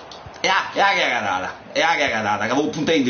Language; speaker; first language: Italian; native; Italian